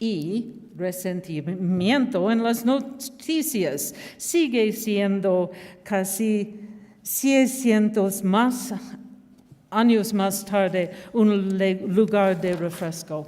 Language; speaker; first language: Spanish; non-native, fluent; English